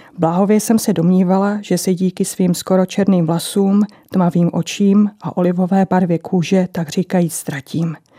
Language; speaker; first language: Czech; native; Czech